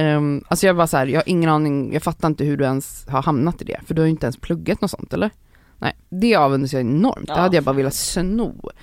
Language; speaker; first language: Swedish; early bilingual, other home language; Polish